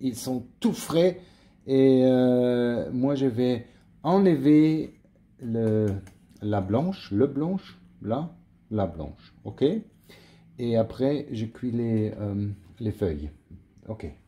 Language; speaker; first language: French; non-native, learner; German